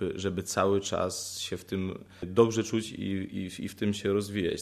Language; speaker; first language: Polish; early bilingual, other home language; Ukrainian